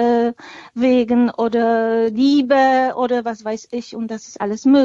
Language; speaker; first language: German; non-native, fluent; Polish